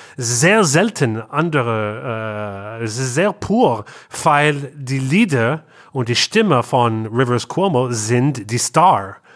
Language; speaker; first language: German; non-native, learner; English